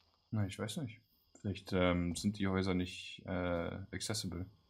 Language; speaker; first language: German; native; German